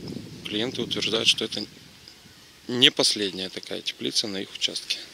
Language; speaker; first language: Russian; native; Russian